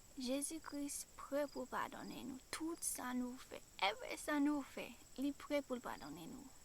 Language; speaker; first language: Haitian Creole; non-native, fluent; English